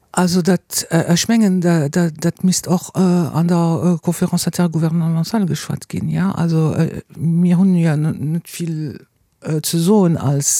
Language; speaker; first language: Luxembourgish; non-native, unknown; French